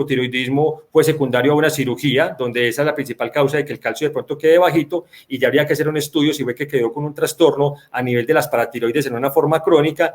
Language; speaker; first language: Spanish; native; Spanish